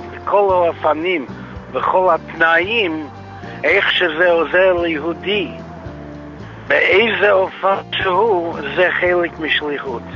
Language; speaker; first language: Hebrew; non-native, fluent; English